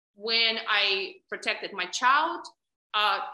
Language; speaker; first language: English; non-native, fluent; Ukrainian